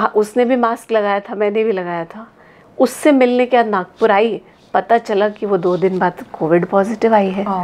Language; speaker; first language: Hindi; native; Hindi